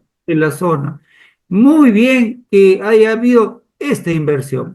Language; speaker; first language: Spanish; native; Spanish